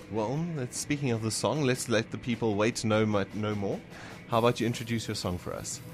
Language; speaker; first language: English; non-native, local second language; Afrikaans